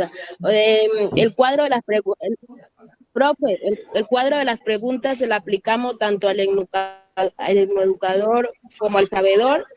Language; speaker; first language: Spanish; native; Spanish